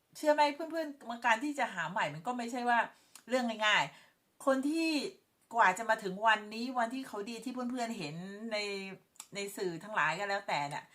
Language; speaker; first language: Thai; native; Thai